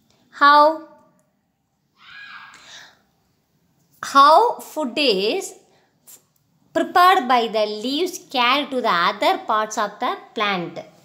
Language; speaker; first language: English; non-native, local second language; Tamil